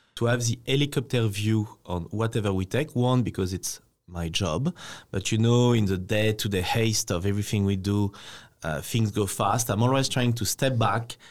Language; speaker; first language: English; non-native, fluent; French